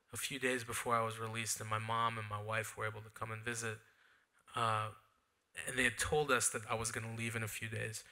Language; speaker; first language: English; native; English